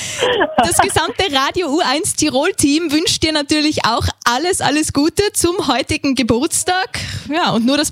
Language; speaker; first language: German; native; German